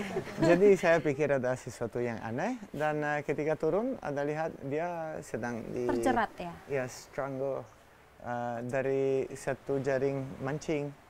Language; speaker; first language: Indonesian; non-native, learner; Italian